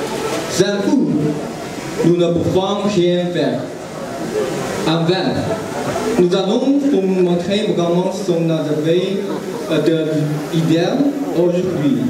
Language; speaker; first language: French; non-native, learner; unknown